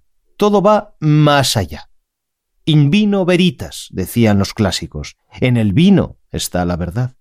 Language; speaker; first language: Spanish; native; Spanish